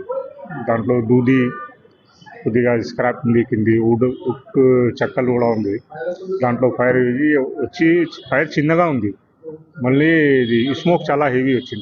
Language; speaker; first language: Telugu; non-native, local second language; Urdu